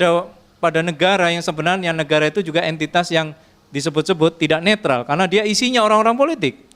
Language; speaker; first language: Indonesian; native; Indonesian